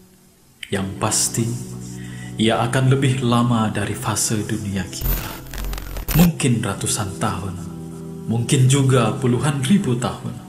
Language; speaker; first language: Indonesian; native; Indonesian